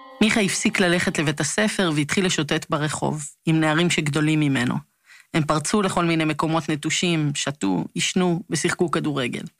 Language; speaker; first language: Hebrew; native; Hebrew